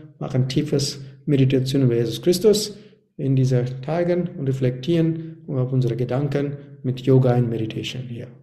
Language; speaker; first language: German; non-native, learner; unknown